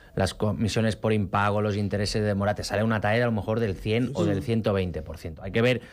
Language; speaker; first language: Spanish; non-native, local second language; Catalan